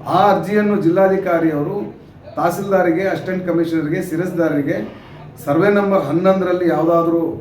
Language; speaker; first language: Kannada; non-native, local second language; Urdu